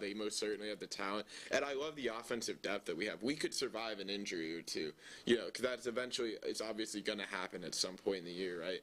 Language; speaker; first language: English; native; English